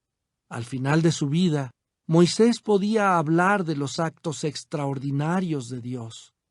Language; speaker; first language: Spanish; native; Spanish